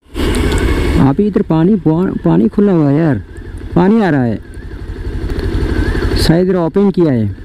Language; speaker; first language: Hindi; non-native, local second language; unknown